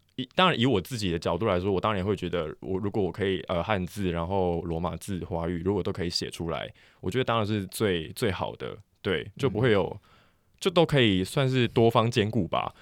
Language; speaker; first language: Chinese; non-native, local second language; Min Nan Chinese